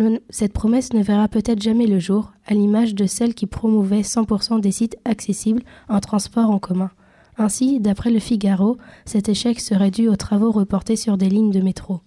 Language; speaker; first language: French; native; French